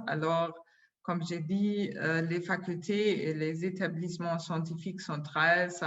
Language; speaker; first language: French; non-native, fluent; German